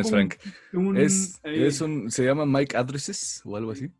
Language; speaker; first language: Spanish; native; Spanish